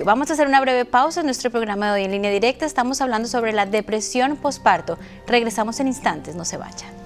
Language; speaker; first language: Spanish; native; Spanish